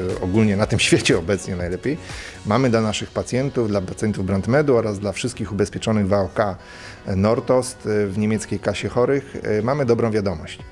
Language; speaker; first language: Polish; native; Polish